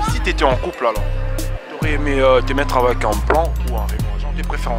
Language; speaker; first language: French; native; French